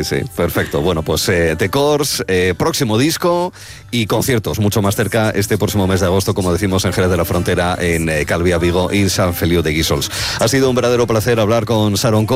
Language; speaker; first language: Spanish; native; Spanish